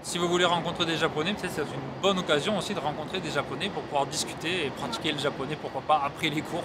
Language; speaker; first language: French; native; French